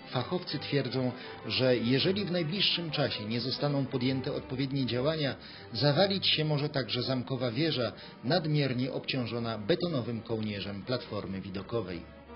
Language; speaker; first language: Polish; native; Polish